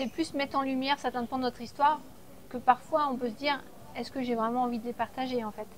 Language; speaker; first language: French; native; French